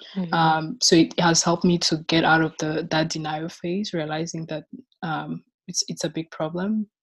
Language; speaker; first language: English; non-native, local second language; Kinyarwanda